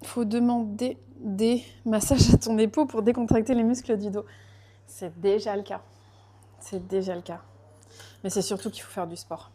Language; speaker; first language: French; native; French